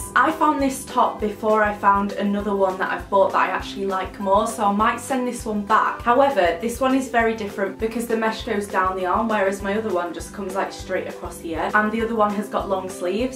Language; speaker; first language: English; native; English